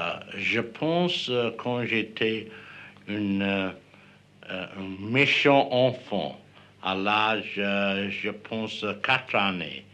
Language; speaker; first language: French; non-native, learner; English